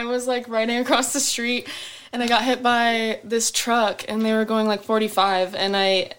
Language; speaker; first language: English; native; English